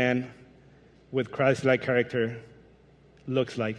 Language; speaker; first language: English; non-native, fluent; Spanish